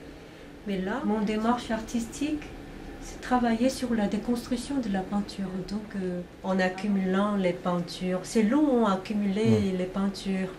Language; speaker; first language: French; non-native, fluent; Korean